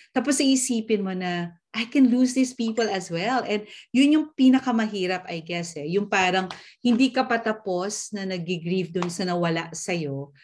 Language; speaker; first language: English; non-native, local second language; Filipino